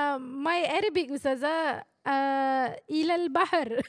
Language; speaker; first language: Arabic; non-native, learner; Malay